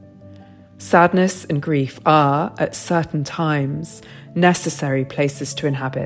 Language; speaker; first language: English; native; English